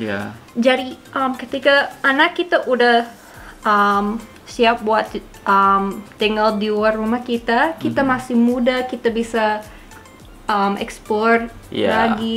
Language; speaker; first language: Indonesian; non-native, learner; English